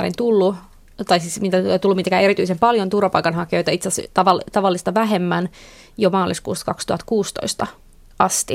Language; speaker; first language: Finnish; native; Finnish